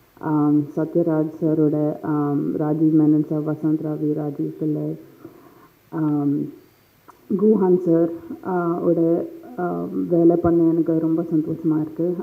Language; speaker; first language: Tamil; non-native, fluent; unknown